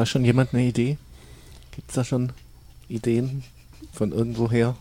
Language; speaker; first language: German; native; German